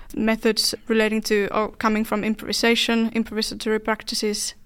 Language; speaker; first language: English; non-native, fluent; Finnish